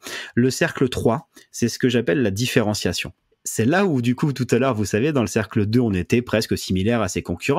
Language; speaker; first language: French; native; French